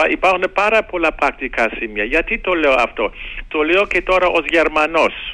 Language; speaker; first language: Greek; non-native, fluent; German